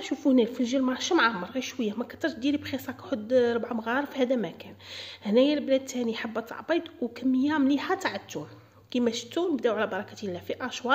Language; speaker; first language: Arabic; native; Arabic